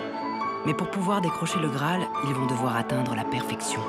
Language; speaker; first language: French; native; French